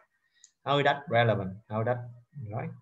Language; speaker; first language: English; non-native, fluent; Vietnamese